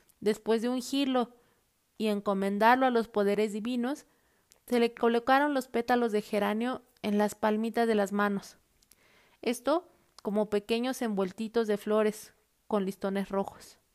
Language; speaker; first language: Spanish; native; Spanish